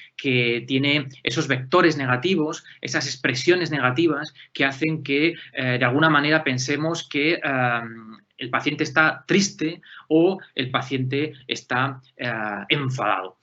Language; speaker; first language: Spanish; native; Spanish